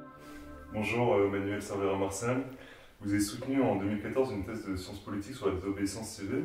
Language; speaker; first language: French; native; French